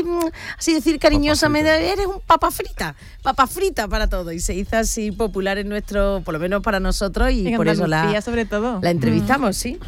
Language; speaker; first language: Spanish; native; Spanish